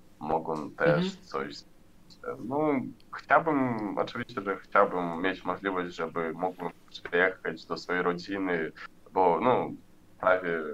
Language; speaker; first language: Polish; non-native, learner; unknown